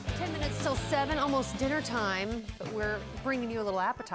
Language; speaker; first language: English; native; English